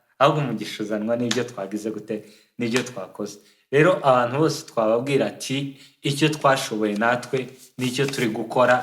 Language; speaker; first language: Kinyarwanda; native; Kinyarwanda